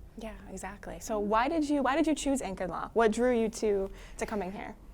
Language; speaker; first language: English; native; English